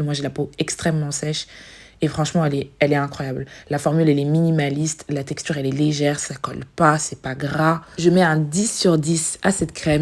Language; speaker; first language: French; native; French